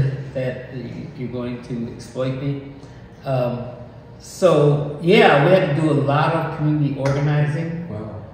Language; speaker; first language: English; native; English